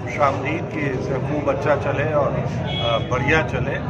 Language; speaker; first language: Hindi; native; Hindi